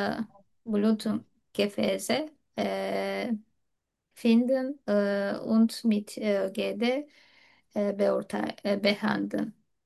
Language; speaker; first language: German; non-native, learner; Turkish